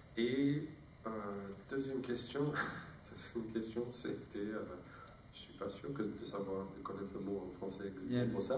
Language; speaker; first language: French; non-native, learner; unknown